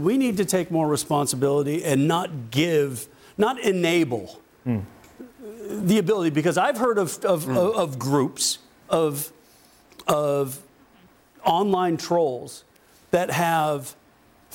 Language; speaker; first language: English; native; English